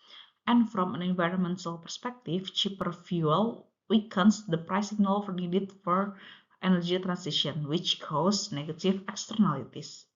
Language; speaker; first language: English; non-native, local second language; Indonesian